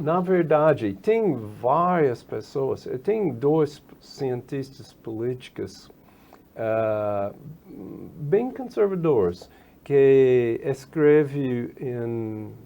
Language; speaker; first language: Portuguese; non-native, fluent; English